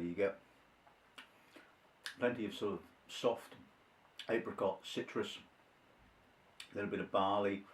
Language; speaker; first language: English; native; English